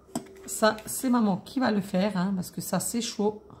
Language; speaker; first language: French; native; French